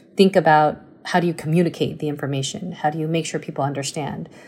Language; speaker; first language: English; early bilingual, other home language; Chinese